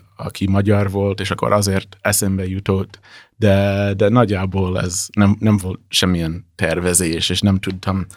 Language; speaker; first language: Hungarian; non-native, fluent; English